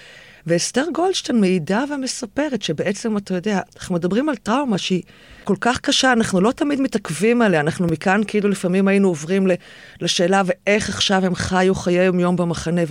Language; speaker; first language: Hebrew; native; Hebrew